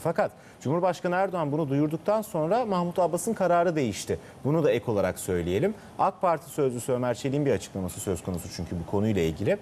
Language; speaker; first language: Turkish; native; Turkish